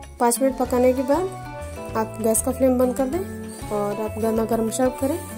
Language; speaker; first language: Hindi; native; Hindi